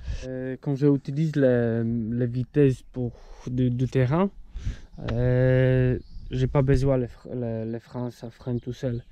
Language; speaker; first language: French; non-native, fluent; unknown